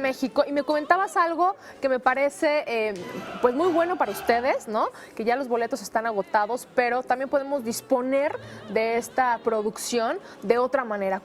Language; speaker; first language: Spanish; native; Spanish